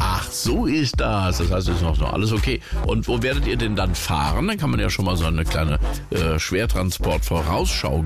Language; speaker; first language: German; native; German